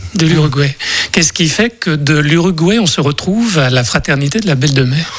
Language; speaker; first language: French; native; French